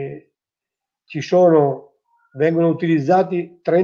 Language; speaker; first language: Italian; native; Italian